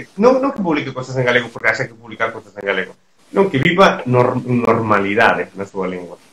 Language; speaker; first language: Galician; native; Galician